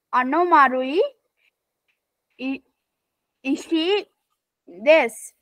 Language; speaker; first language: Japanese; non-native, learner; Sinhala